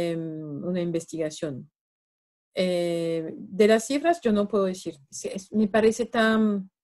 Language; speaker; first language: Spanish; non-native, fluent; French